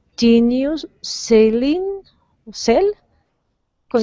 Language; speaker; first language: English; non-native, learner; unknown